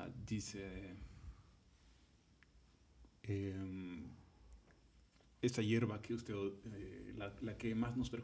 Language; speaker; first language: English; non-native, learner; Spanish